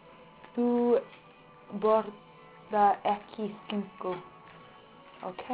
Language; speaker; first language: Icelandic; non-native, learner; English